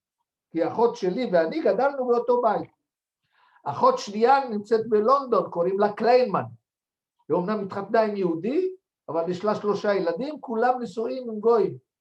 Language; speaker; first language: Hebrew; non-native, fluent; French